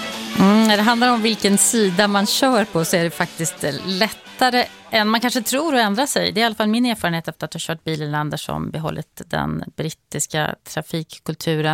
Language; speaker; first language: Swedish; native; Swedish